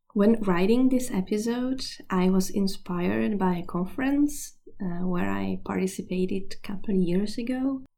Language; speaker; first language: English; non-native, fluent; Czech